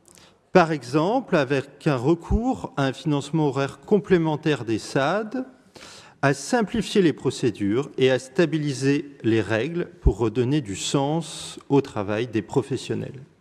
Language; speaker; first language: French; native; French